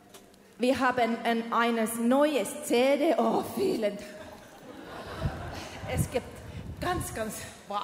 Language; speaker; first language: German; non-native, learner; Finnish